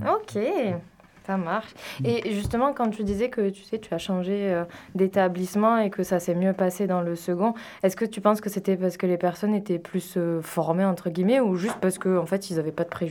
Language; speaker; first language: French; native; French